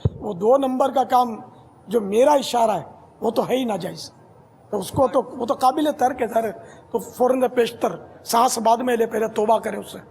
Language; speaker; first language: Urdu; non-native, local second language; Memoni